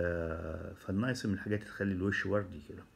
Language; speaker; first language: Arabic; native; Arabic